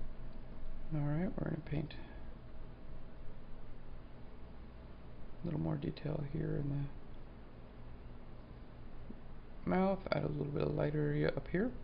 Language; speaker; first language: English; native; English